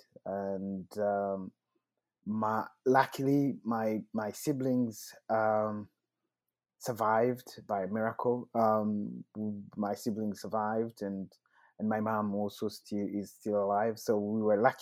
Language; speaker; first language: English; non-native, local second language; Kinyarwanda